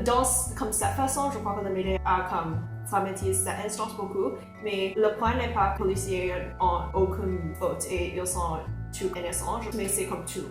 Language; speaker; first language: French; non-native, local second language; English